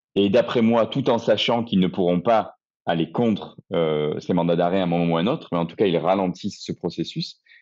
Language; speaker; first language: French; native; French